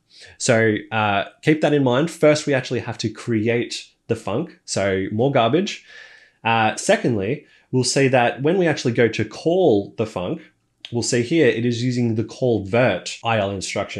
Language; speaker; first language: English; native; English